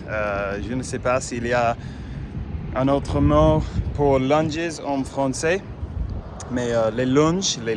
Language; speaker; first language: French; non-native, fluent; English